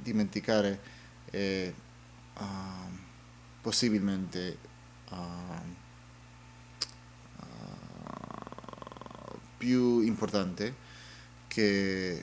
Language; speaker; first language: Italian; non-native, learner; English